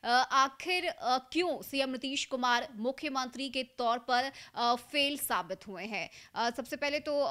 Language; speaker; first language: Hindi; native; Hindi